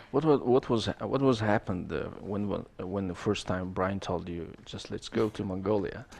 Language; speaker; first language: English; non-native, learner; Mongolian